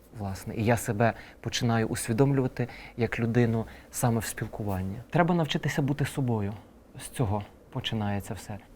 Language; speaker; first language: Ukrainian; native; Ukrainian